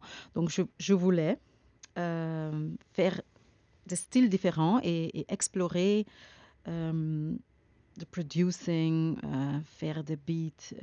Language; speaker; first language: French; non-native, learner; Dutch